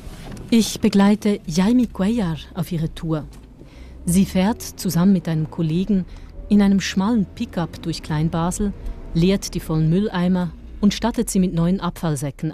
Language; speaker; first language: German; native; German